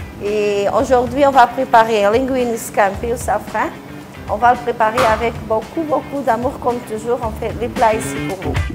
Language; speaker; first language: French; non-native, fluent; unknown